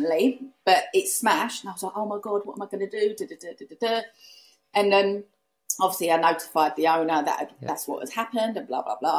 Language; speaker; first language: English; native; English